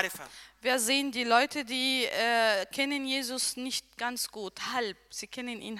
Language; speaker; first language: German; non-native, learner; Arabic